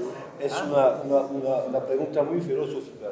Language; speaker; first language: Spanish; non-native, fluent; French